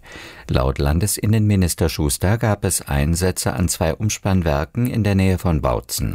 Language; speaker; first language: German; native; German